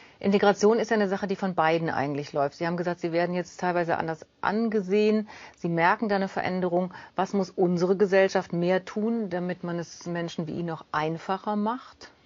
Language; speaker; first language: German; native; German